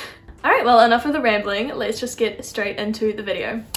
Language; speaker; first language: English; native; English